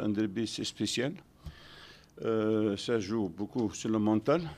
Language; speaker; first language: French; non-native, fluent; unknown